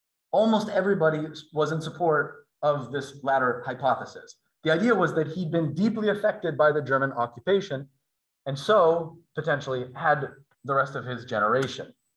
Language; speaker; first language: English; native; English